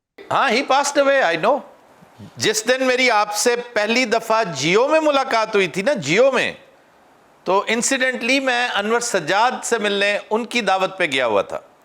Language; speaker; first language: Urdu; non-native, local second language; Punjabi